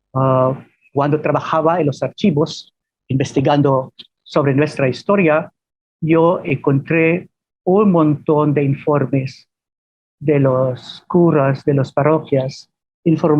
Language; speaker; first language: Spanish; non-native, fluent; Filipino